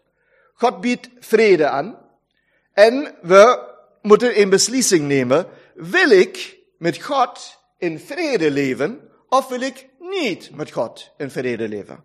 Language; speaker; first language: Dutch; non-native, fluent; German